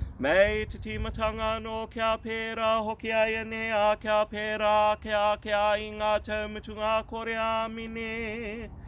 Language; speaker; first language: Māori; non-native, local second language; English